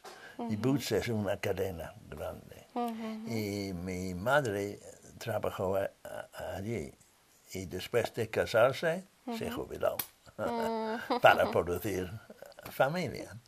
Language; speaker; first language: Spanish; non-native, fluent; English